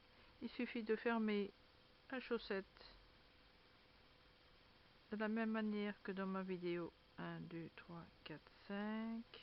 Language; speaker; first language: French; native; French